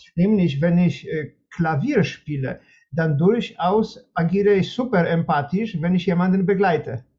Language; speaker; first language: German; non-native, fluent; Polish